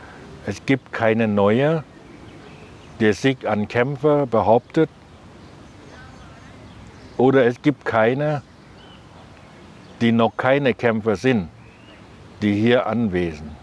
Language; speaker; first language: German; non-native, learner; Thai